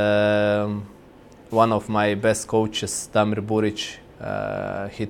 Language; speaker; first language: English; non-native, fluent; Croatian